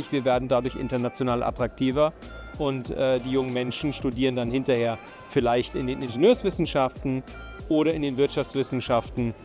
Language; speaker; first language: German; native; German